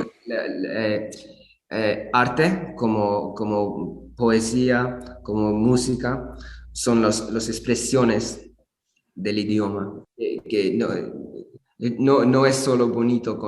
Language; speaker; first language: Spanish; non-native, learner; English